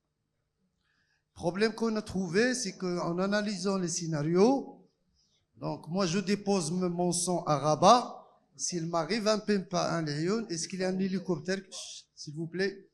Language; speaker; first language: French; non-native, local second language; Arabic